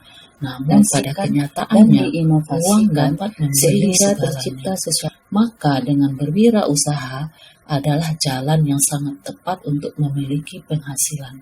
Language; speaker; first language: Indonesian; native; Indonesian